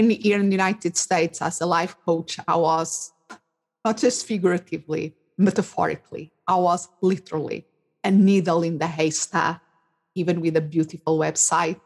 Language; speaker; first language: English; non-native, fluent; Portuguese